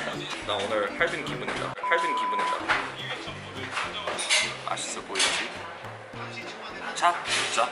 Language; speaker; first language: Korean; non-native, fluent; English